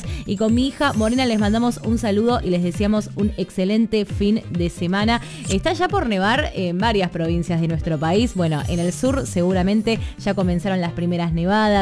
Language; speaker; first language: Spanish; native; Spanish